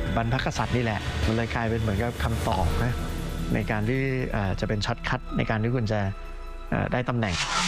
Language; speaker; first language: Thai; native; Thai